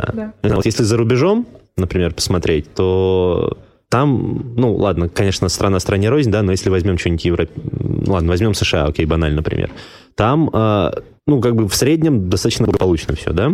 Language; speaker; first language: Russian; native; Russian